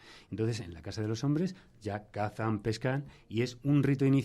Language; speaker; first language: Spanish; native; Spanish